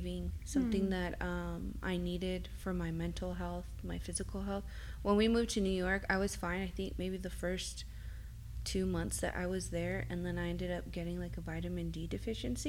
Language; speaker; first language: English; early bilingual, other home language; Spanish